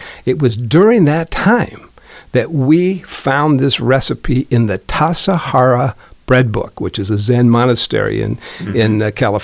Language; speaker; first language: English; native; English